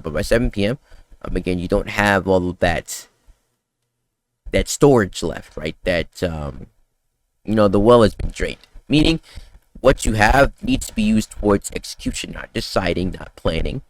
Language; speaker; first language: English; native; English